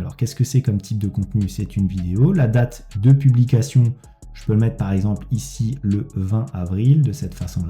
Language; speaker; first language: French; native; French